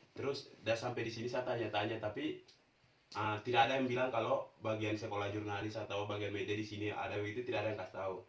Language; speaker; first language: Indonesian; non-native, local second language; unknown